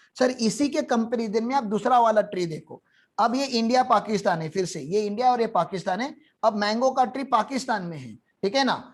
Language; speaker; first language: Hindi; non-native, local second language; Marathi